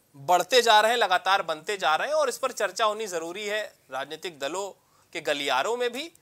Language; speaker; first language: Hindi; native; Hindi